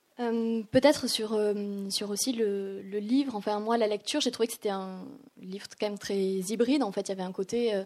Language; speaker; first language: French; native; French